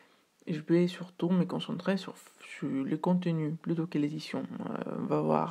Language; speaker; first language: French; non-native, fluent; Spanish